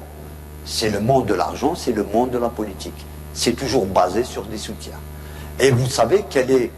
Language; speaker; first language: French; non-native, local second language; Kabyle